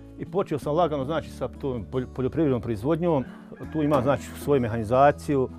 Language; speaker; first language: Serbian; native; Serbian